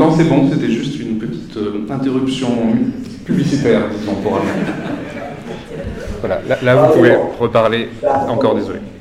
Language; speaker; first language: French; native; French